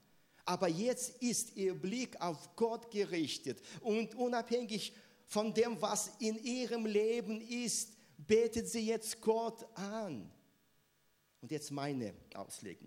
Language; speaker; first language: German; non-native, fluent; Russian